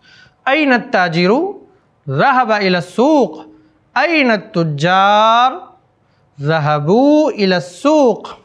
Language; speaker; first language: Arabic; non-native, fluent; Urdu